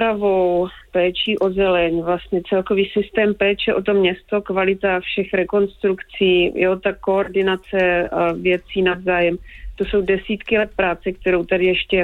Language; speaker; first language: Czech; native; Czech